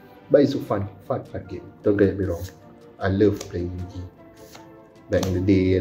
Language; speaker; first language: English; non-native, local second language; Malay